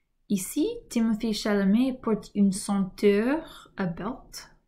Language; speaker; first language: French; non-native, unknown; English